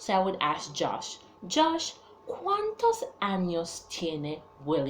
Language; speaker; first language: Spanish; non-native, fluent; English